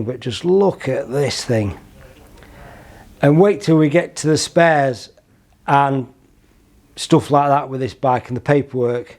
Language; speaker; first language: English; native; English